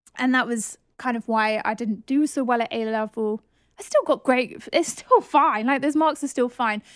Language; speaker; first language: English; native; English